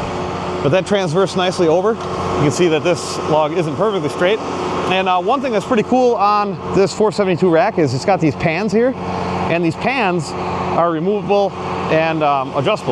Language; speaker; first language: English; native; English